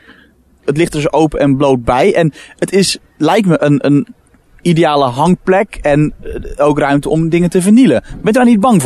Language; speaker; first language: Dutch; native; Dutch